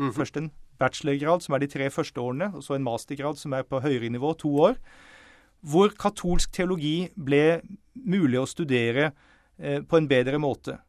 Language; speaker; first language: Norwegian; native; Norwegian